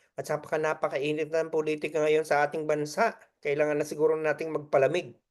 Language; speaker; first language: Filipino; native; Filipino